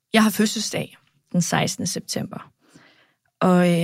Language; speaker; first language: Danish; early bilingual, other home language; Kurdish